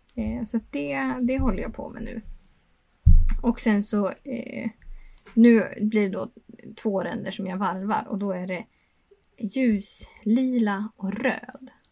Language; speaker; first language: Swedish; native; Swedish